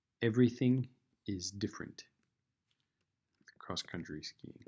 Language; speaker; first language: English; non-native, learner; Spanish